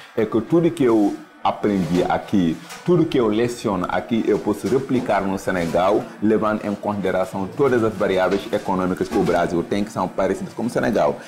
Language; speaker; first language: Portuguese; non-native, fluent; Wolof